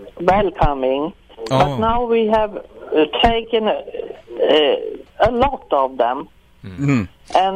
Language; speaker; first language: English; non-native, learner; Swedish